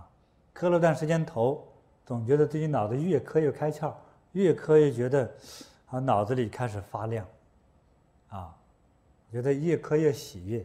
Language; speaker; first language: Chinese; native; Chinese